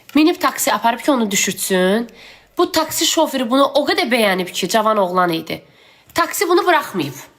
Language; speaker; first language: Azerbaijani; native; Azerbaijani